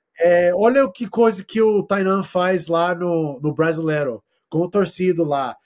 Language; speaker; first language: Portuguese; non-native, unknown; English